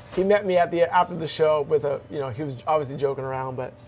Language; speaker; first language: English; native; English